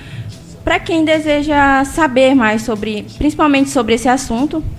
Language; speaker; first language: Portuguese; native; Portuguese